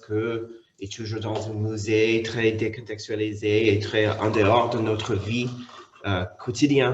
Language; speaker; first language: French; non-native, fluent; English